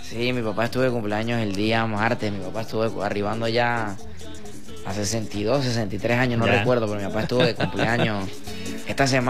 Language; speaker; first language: Spanish; native; Spanish